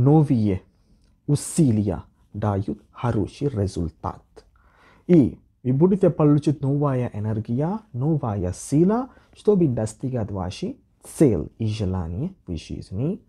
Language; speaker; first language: Russian; non-native, learner; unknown